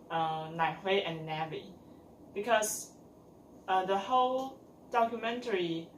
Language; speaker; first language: English; non-native, learner; Chinese